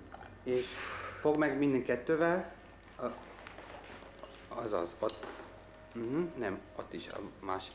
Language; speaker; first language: Hungarian; non-native, fluent; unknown